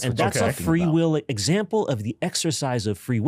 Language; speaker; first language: English; native; English